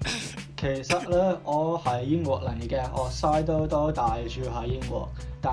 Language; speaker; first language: Cantonese; non-native, learner; English